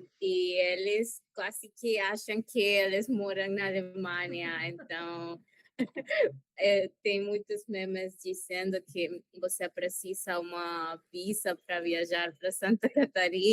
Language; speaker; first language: Portuguese; non-native, learner; Spanish